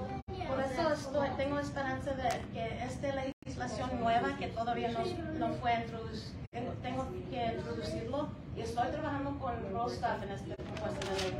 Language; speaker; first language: Spanish; early bilingual, heritage; Spanish